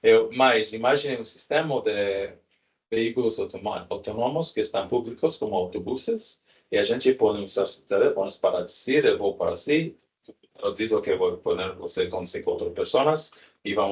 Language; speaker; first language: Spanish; non-native, learner; English